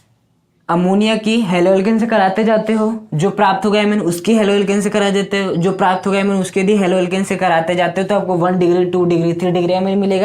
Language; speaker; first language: Hindi; native; Hindi